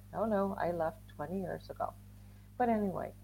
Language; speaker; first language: English; non-native, fluent; Swedish